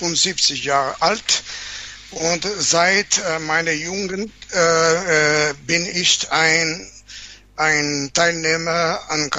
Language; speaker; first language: German; non-native, fluent; Portuguese